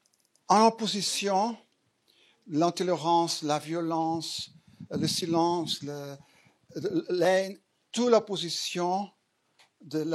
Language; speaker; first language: French; non-native, fluent; Portuguese